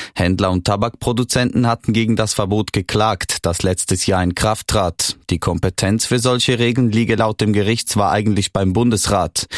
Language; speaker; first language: German; native; German